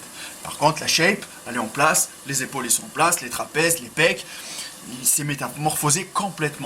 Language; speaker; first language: French; native; French